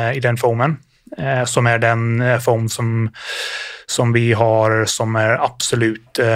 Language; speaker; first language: Swedish; non-native, fluent; English